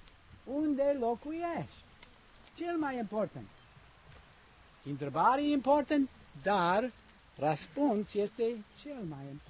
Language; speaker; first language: Romanian; non-native, learner; English